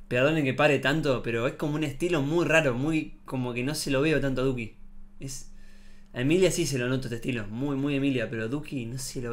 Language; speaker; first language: Spanish; native; Spanish